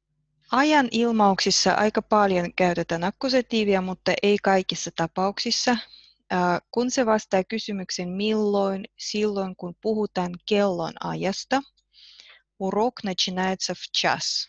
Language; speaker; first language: Finnish; non-native, fluent; Russian